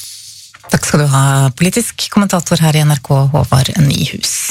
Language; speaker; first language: Norwegian; native; Norwegian